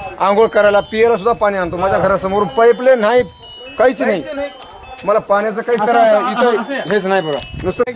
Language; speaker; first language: Marathi; non-native, local second language; Lambadi